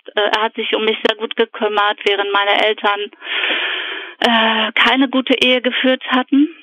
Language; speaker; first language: German; early bilingual, other home language; Polish